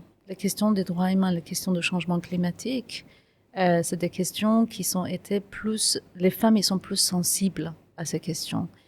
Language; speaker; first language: French; non-native, fluent; Kurdish